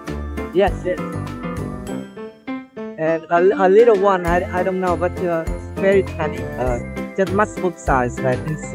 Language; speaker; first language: English; non-native, learner; Vietnamese